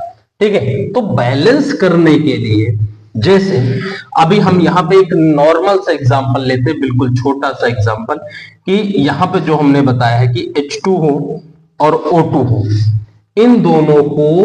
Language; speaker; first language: Hindi; native; Hindi